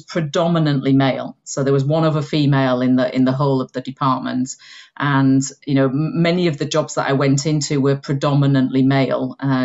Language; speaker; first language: English; native; English